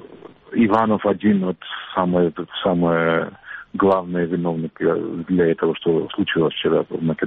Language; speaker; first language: Russian; non-native, learner; Macedonian